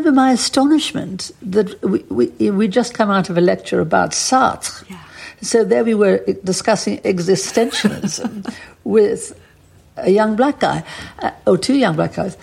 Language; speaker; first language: English; native; English